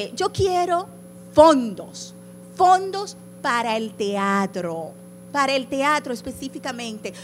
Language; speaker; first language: Spanish; early bilingual, heritage; Spanish